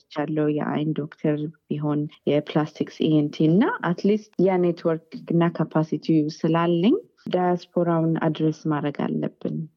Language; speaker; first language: Amharic; early bilingual, heritage; Amharic